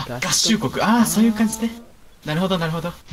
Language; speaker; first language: Japanese; native; Japanese